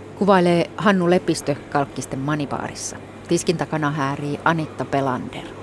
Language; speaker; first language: Finnish; native; Finnish